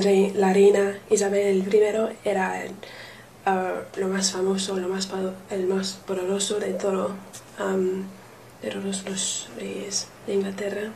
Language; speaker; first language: Spanish; non-native, learner; English